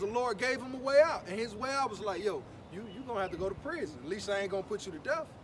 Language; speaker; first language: English; native; English